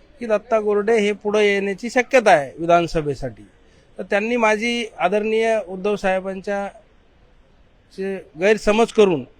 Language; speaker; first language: Marathi; native; Marathi